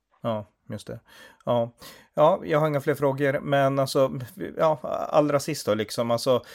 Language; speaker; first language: Swedish; native; Swedish